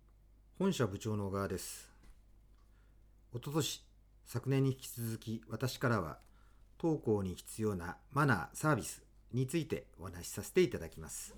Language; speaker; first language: Japanese; native; Japanese